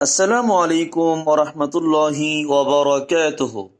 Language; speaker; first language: Arabic; non-native, learner; Bangla